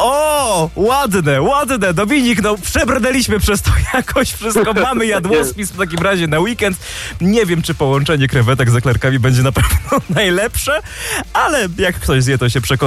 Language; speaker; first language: Polish; native; Polish